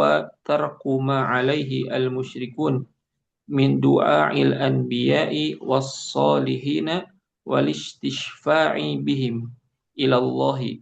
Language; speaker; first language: Arabic; non-native, learner; Indonesian